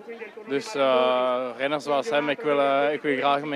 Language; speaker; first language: Dutch; non-native, local second language; French